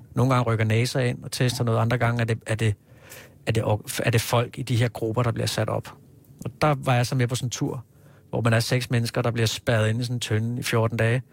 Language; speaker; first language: Danish; native; Danish